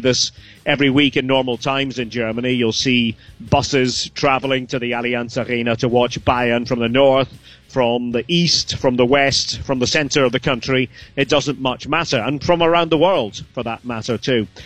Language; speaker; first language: English; native; English